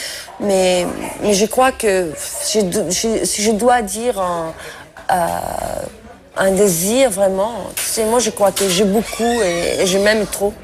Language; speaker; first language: French; non-native, fluent; Italian